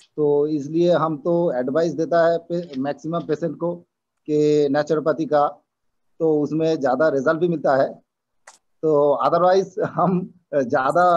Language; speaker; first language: Hindi; non-native, local second language; Bangla